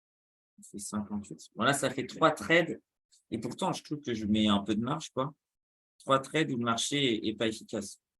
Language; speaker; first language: French; native; French